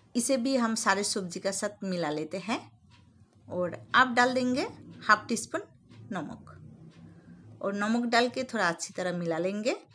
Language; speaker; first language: Hindi; non-native, local second language; Bangla